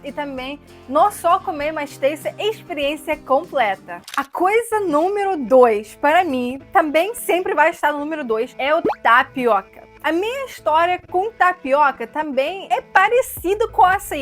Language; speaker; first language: Portuguese; non-native, fluent; Russian